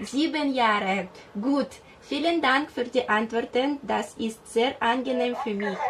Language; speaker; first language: German; non-native, learner; Russian